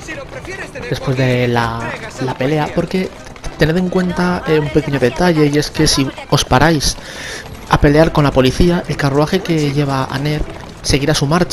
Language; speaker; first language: Spanish; native; Spanish